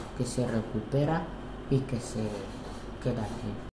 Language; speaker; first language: Spanish; non-native, local second language; Fang